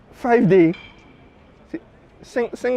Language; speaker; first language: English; non-native, learner; French